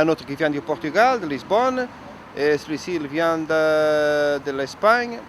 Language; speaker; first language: French; non-native, fluent; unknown